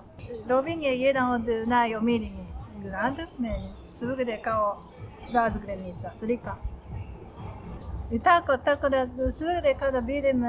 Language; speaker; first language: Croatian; non-native, learner; Japanese